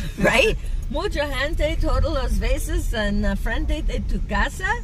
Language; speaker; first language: Spanish; non-native, learner; English